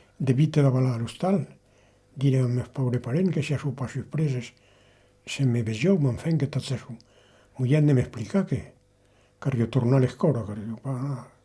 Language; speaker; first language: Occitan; native; Occitan